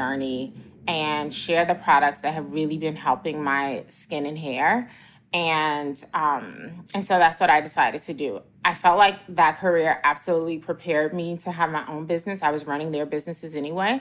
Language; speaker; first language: English; native; English